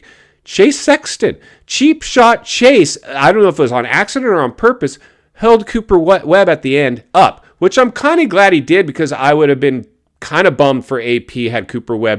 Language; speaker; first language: English; native; English